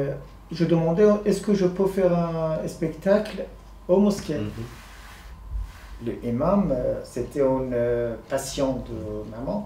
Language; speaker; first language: French; non-native, fluent; Persian